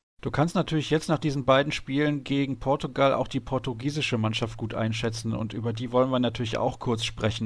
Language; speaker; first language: German; native; German